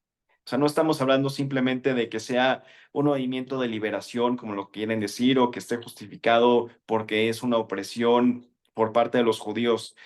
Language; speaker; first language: Spanish; native; Spanish